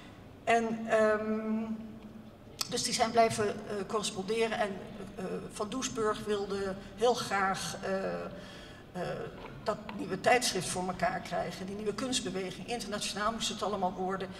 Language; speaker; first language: Dutch; native; Dutch